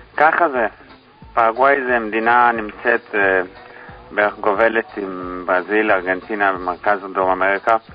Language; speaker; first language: Hebrew; early bilingual, heritage; Hebrew